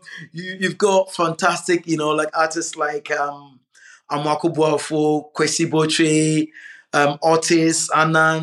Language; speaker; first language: English; non-native, local second language; Akan